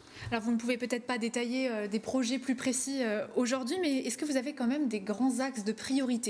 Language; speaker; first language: French; native; French